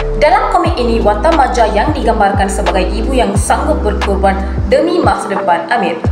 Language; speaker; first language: Malay; non-native, local second language; Tamil